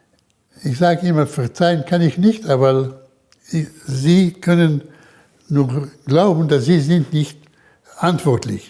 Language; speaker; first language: German; early bilingual, heritage; German